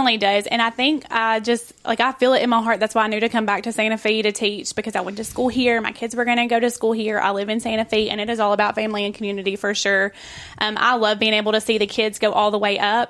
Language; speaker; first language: English; native; English